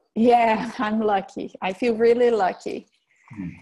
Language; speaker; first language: English; non-native, fluent; Portuguese